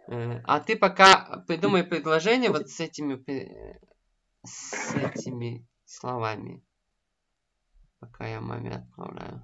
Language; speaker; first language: Russian; native; Russian